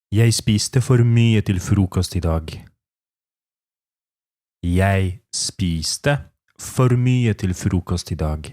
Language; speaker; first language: Norwegian; non-native, fluent; Polish